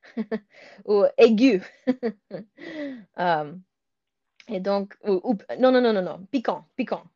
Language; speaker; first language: French; non-native, learner; English